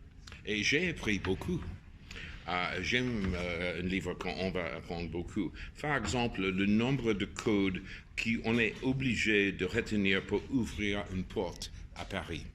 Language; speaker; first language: French; non-native, fluent; English